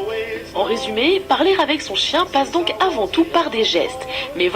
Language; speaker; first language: French; native; French